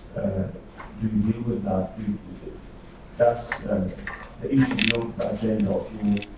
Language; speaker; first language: English; non-native, fluent; Polish